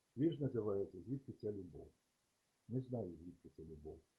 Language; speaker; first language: Ukrainian; native; Ukrainian